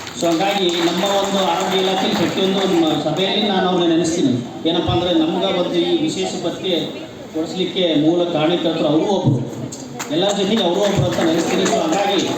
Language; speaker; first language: Kannada; native; Kannada